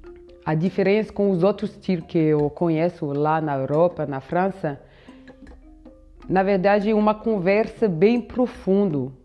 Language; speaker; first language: Portuguese; non-native, fluent; French